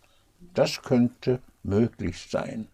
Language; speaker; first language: German; non-native, fluent; English